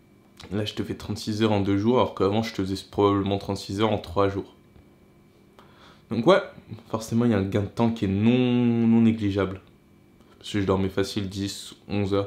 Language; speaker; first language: French; native; French